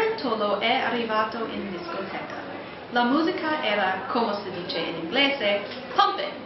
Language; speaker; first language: Italian; non-native, learner; English